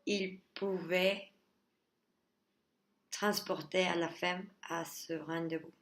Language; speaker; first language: French; non-native, learner; Spanish